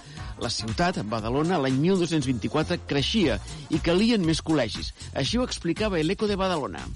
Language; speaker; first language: Catalan; native; Catalan